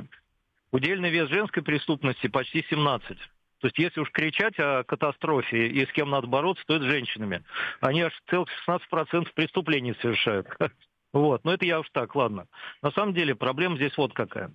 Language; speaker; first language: Russian; native; Russian